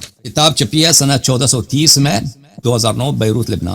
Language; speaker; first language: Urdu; non-native, fluent; Persian